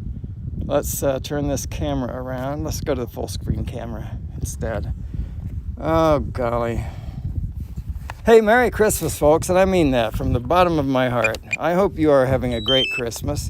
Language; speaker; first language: English; native; English